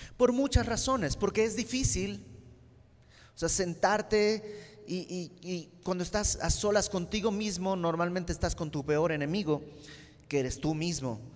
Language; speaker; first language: Spanish; native; Spanish